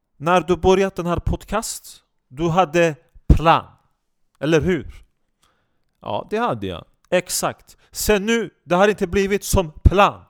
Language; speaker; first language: Swedish; non-native, fluent; Turkish